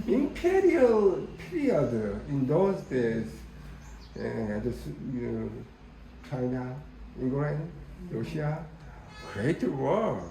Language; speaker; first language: English; non-native, learner; Korean